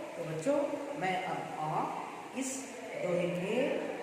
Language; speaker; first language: Hindi; non-native, local second language; Kannada